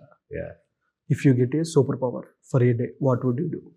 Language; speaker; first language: Telugu; native; Telugu